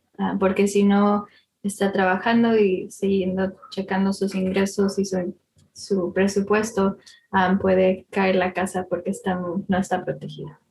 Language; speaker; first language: Spanish; early bilingual, heritage; Spanish